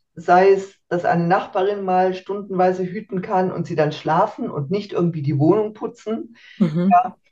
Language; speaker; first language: German; native; German